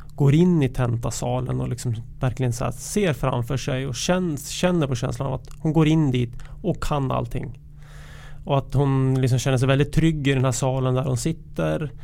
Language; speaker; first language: Swedish; native; Swedish